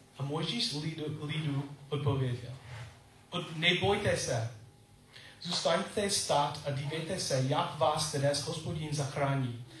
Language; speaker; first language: Czech; non-native, learner; English